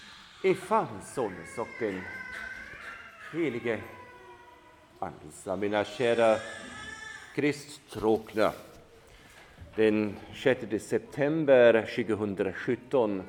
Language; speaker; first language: Swedish; non-native, fluent; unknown